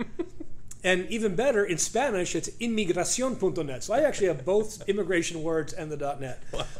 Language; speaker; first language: English; native; English